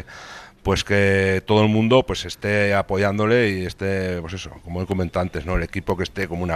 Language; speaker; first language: Spanish; native; Spanish